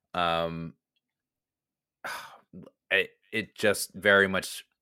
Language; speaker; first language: English; native; English